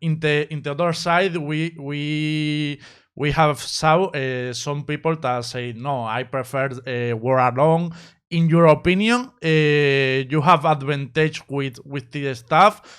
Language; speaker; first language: English; non-native, learner; Spanish